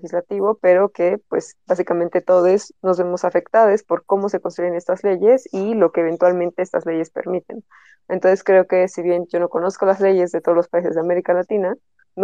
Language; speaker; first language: Spanish; native; Spanish